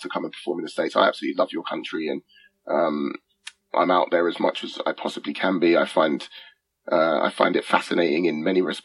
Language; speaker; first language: English; native; English